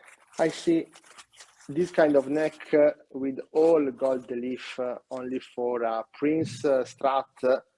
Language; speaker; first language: English; non-native, learner; Italian